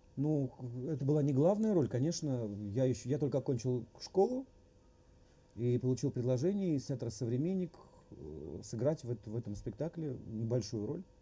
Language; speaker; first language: Russian; native; Russian